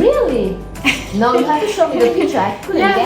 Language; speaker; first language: English; non-native, fluent; Vietnamese